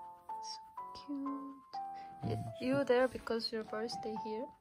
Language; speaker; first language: English; non-native, learner; Korean